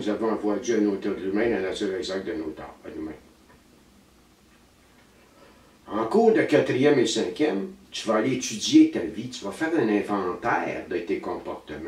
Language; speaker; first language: French; native; French